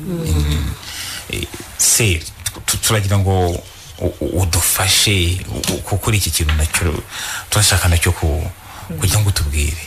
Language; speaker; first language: Kinyarwanda; native; Kinyarwanda